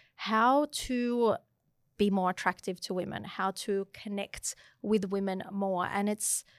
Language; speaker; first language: English; native; English